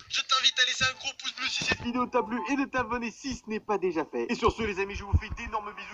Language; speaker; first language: French; native; French